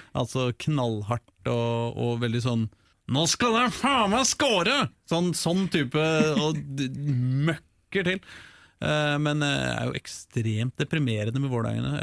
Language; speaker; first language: Norwegian; native; Norwegian